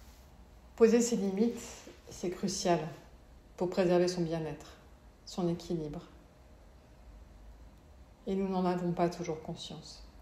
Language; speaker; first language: French; native; French